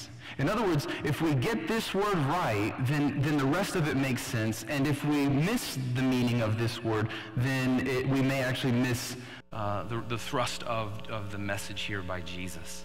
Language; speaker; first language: English; native; English